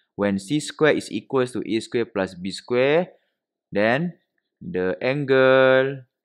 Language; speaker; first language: English; non-native, local second language; Malay